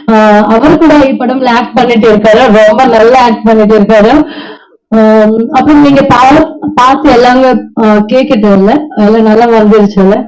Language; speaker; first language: Tamil; non-native, learner; Kannada